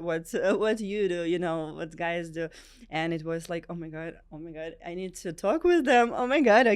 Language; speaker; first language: English; non-native, learner; Ukrainian